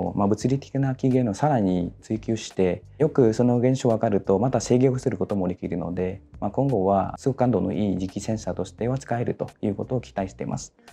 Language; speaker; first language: Japanese; non-native, fluent; Vietnamese